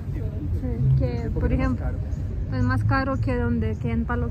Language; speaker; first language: Spanish; non-native, fluent; Russian